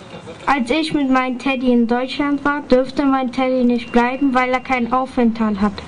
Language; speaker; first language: German; early bilingual, other home language; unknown